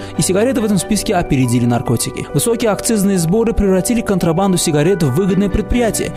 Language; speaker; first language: Russian; non-native, local second language; Azerbaijani